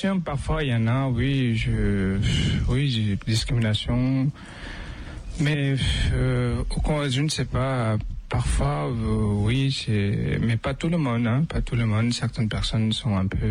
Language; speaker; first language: French; non-native, fluent; Tibetan